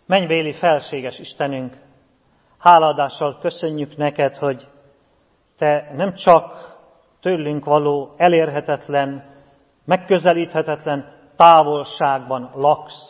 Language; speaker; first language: Hungarian; native; Hungarian